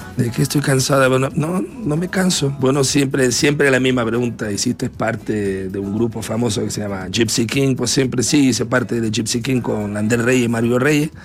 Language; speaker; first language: Spanish; early bilingual, heritage; Spanish